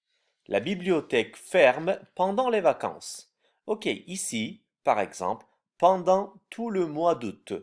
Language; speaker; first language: French; non-native, fluent; Turkish